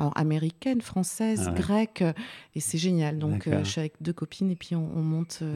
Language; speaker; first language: French; native; French